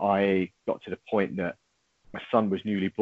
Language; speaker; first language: English; native; English